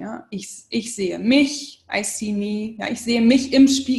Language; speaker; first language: German; non-native, fluent; English